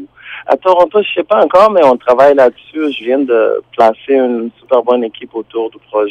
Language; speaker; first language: French; non-native, fluent; Tsonga